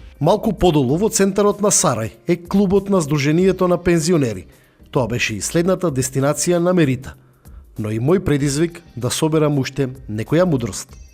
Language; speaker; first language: Macedonian; native; Macedonian